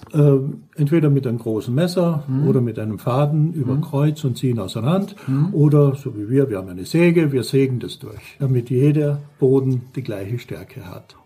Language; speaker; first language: German; native; German